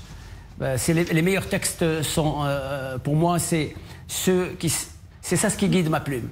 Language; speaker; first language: French; non-native, local second language; Arabic